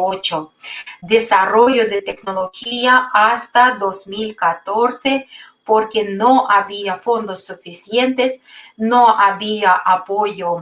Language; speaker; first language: Spanish; non-native, fluent; Russian